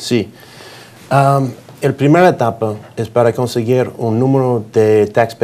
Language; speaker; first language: Spanish; non-native, learner; English